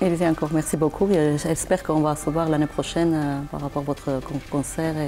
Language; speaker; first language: French; non-native, fluent; Armenian